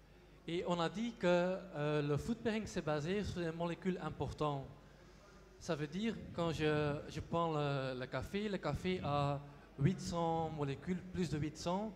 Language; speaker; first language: French; non-native, local second language; Dutch